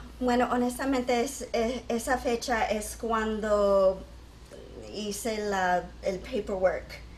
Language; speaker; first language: Spanish; early bilingual, heritage; English